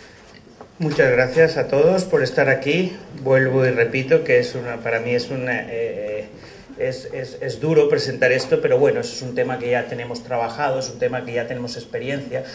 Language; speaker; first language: Spanish; native; Spanish